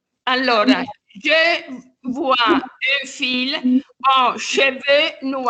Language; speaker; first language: French; non-native, learner; Italian